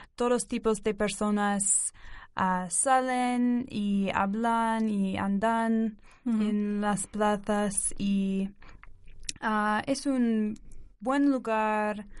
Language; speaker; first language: Spanish; non-native, learner; English